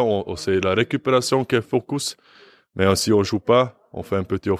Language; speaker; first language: French; non-native, learner; English